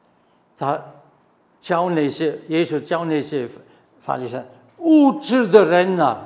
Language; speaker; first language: Chinese; non-native, fluent; German